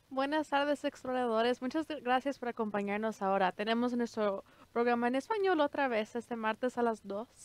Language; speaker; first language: Spanish; early bilingual, heritage; Spanish